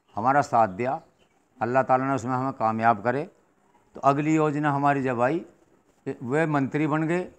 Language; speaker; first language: Hindi; native; Hindi